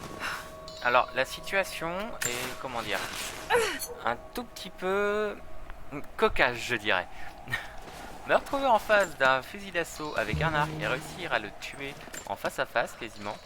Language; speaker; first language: French; native; French